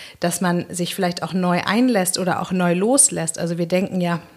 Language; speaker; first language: German; native; German